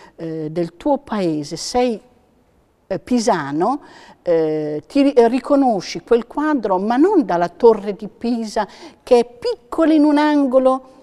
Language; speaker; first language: Italian; native; Italian